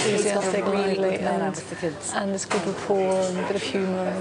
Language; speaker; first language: English; native; English